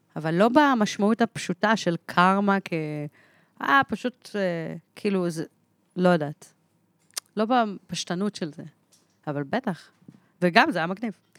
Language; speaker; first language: Hebrew; early bilingual, other home language; English